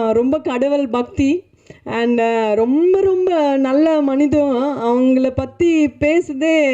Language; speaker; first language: Tamil; non-native, learner; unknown